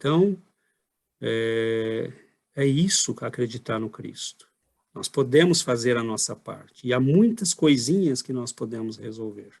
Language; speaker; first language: Portuguese; native; Portuguese